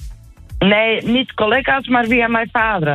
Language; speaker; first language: Dutch; non-native, fluent; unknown